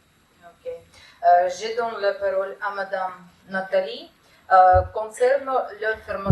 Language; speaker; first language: French; non-native, learner; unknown